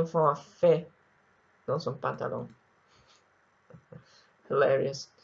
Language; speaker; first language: French; non-native, learner; Spanish